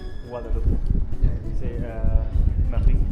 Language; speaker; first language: French; non-native, learner; Spanish